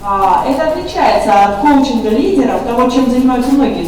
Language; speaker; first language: Russian; native; Russian